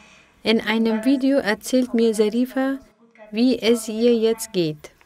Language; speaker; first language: German; non-native, fluent; Persian